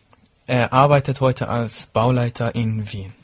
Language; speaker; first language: German; non-native, fluent; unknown